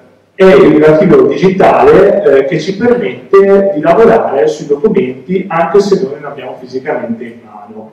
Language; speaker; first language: Italian; native; Italian